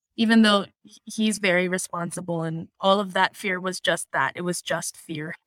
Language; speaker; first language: English; non-native, local second language; Filipino